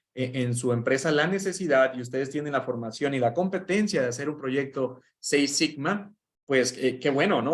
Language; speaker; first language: Spanish; native; Spanish